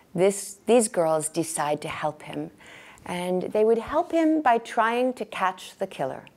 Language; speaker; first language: English; native; English